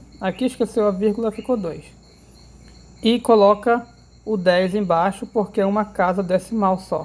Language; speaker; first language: Portuguese; native; Portuguese